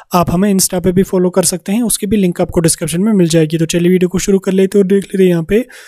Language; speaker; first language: Hindi; non-native, local second language; Kashmiri